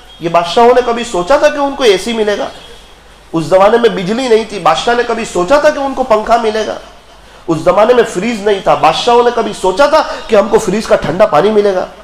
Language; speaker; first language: Urdu; non-native, local second language; Gujarati